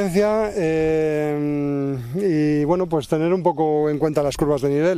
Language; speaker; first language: Spanish; native; Spanish